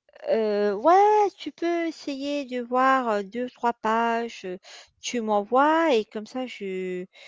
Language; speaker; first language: French; native; French